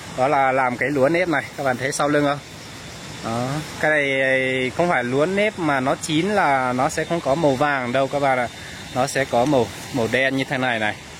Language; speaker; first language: Vietnamese; non-native, local second language; Iu Mien